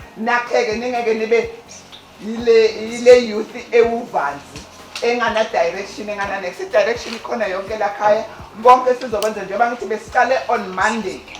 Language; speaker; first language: Zulu; native; Zulu